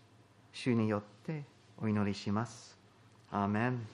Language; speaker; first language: Japanese; non-native, fluent; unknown